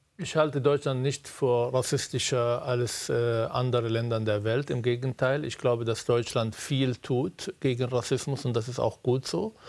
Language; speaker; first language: German; non-native, fluent; Arabic